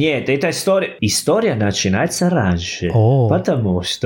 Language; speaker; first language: Russian; non-native, fluent; Italian